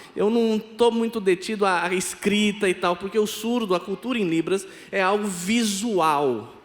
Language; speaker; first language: Portuguese; non-native, local second language; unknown